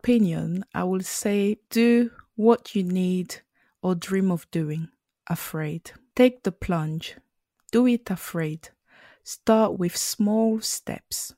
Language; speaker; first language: English; non-native, local second language; French